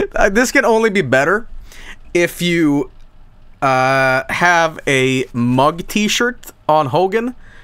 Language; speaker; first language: English; non-native, fluent; Swedish